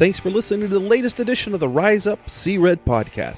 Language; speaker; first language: English; native; English